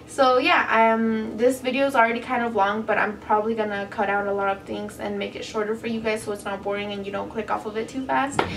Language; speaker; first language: English; native; English